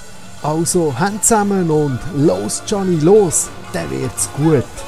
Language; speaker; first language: German; native; German